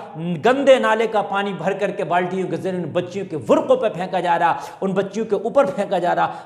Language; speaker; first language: Urdu; native; Urdu